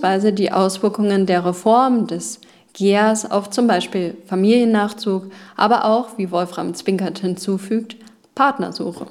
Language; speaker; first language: German; native; German